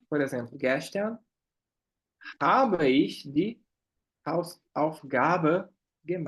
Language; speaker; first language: German; non-native, fluent; Portuguese